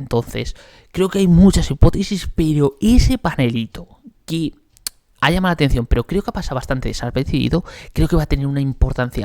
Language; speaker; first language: Spanish; native; Spanish